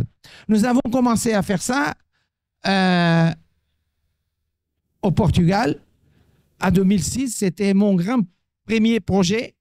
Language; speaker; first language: French; non-native, fluent; Portuguese